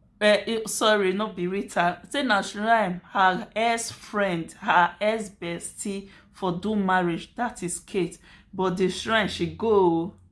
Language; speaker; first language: Nigerian Pidgin; native; Nigerian Pidgin